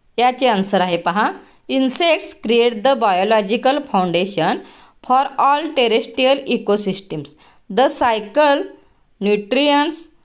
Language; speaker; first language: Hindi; non-native, local second language; Marathi